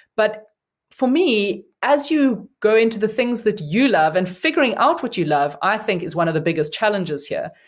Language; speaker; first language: English; native; English